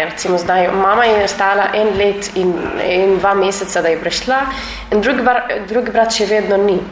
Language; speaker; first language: Slovenian; non-native, learner; Arabic